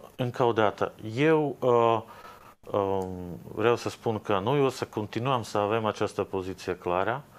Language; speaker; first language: Romanian; non-native, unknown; Slovak